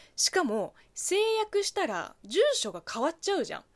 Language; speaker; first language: Japanese; non-native, fluent; Chinese